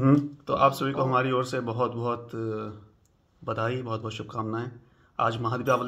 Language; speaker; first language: Hindi; native; Hindi